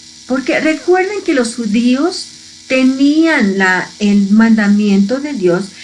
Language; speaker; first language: Spanish; early bilingual, heritage; Spanish